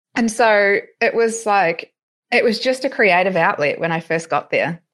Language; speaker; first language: English; native; English